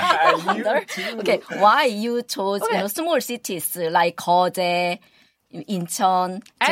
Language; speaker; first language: English; non-native, fluent; Korean